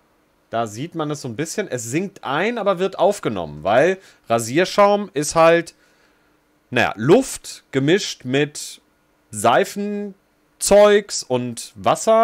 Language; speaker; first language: German; native; German